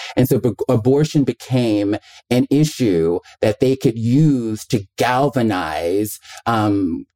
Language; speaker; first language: English; native; English